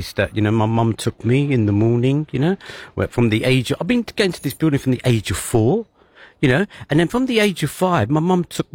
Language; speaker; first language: English; native; English